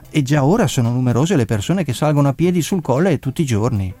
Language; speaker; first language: Italian; native; Italian